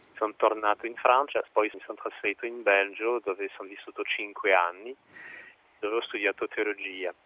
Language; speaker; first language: Italian; non-native, fluent; French